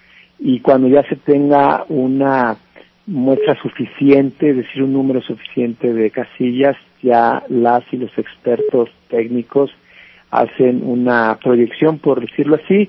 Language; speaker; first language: Spanish; native; Spanish